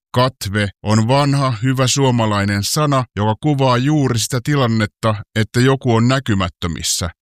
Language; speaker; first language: Finnish; native; Finnish